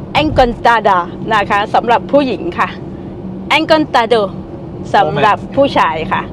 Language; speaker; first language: Thai; native; Thai